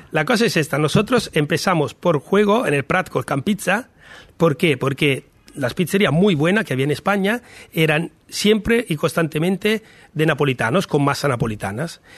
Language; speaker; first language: Spanish; non-native, fluent; Italian